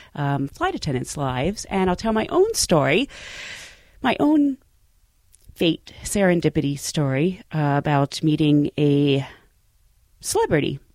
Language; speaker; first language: English; native; English